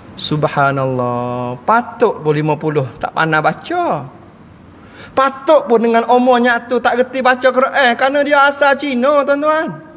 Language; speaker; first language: Malay; native; Malay